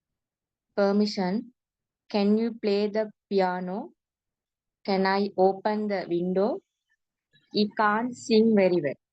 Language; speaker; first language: English; non-native, learner; Tamil